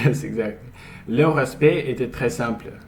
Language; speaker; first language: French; non-native, learner; Russian